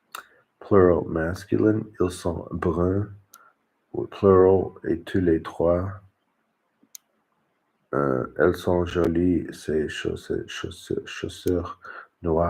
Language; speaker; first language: French; non-native, learner; English